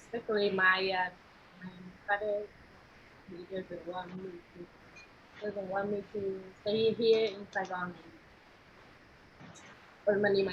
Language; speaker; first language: English; non-native, learner; Vietnamese